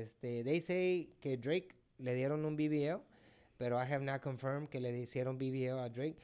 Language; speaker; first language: English; early bilingual, other home language; Spanish